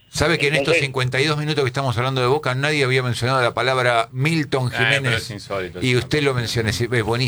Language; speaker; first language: Spanish; native; Spanish